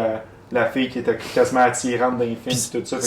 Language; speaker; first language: French; native; French